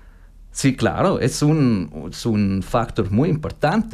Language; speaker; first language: Spanish; non-native, learner; German